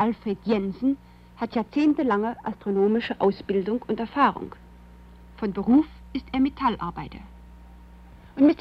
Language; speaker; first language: German; native; German